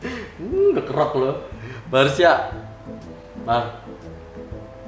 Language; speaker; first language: Indonesian; native; Indonesian